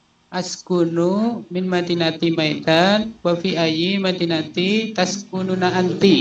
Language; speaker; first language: Arabic; non-native, learner; Indonesian